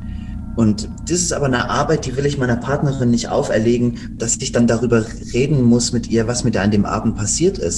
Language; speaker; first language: German; native; German